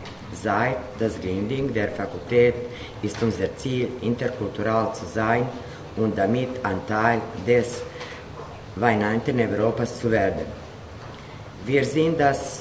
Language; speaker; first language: German; non-native, learner; Croatian